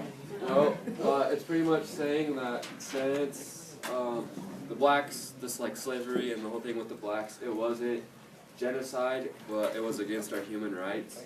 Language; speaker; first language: English; native; English